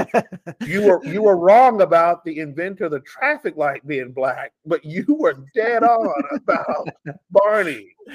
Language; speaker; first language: English; native; English